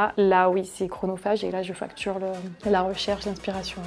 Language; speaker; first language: French; native; French